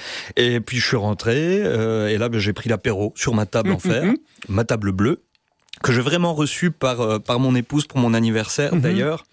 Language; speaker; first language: French; native; French